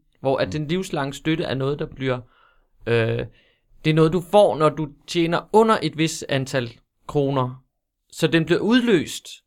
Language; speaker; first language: Danish; native; Danish